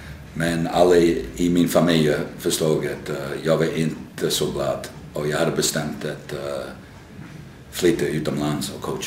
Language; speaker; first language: Swedish; non-native, fluent; English